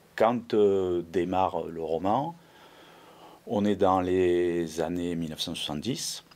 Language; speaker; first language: French; native; French